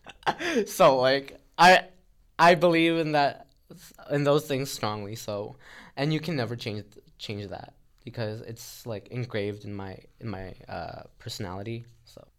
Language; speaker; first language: English; non-native, local second language; Filipino